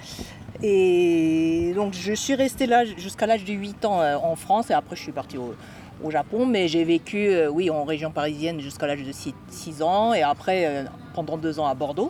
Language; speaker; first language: French; non-native, fluent; Japanese